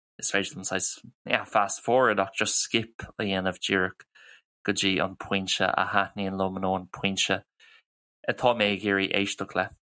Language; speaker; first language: Irish; non-native, local second language; English